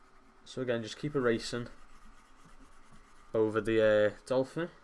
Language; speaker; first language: English; native; English